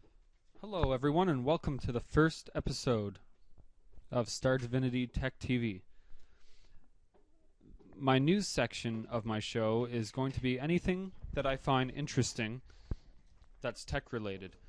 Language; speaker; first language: English; native; English